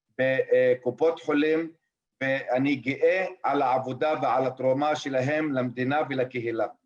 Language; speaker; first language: Hebrew; non-native, local second language; Arabic